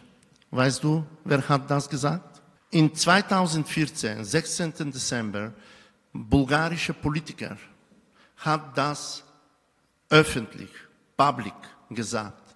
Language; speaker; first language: German; non-native, fluent; Bulgarian